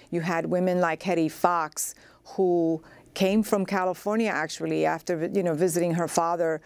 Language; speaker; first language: English; native; English